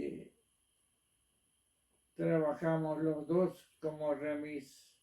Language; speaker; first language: Spanish; non-native, local second language; German